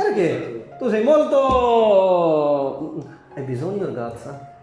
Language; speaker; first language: Italian; non-native, learner; Urdu